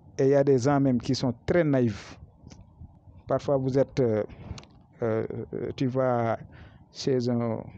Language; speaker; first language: French; non-native, local second language; Wolof